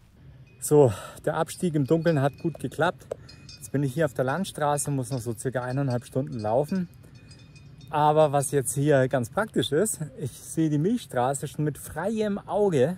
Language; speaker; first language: German; native; German